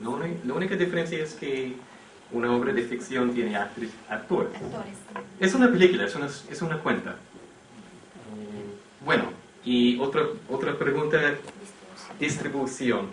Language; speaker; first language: Spanish; non-native, fluent; English